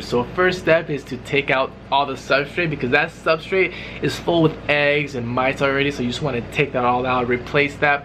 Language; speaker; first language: English; native; English